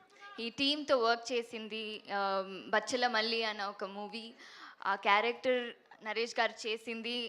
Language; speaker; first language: Telugu; non-native, fluent; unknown